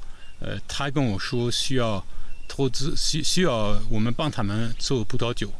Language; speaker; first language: Chinese; non-native, fluent; French